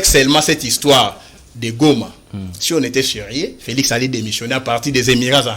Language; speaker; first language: French; non-native, local second language; Lingala